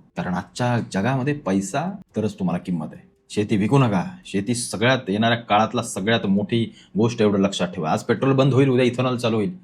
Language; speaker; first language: Marathi; native; Marathi